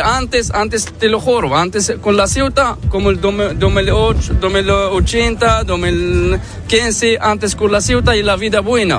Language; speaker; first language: Spanish; non-native, learner; Arabic